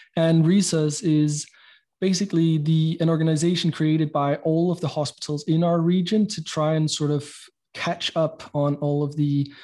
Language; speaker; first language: English; non-native, fluent; Danish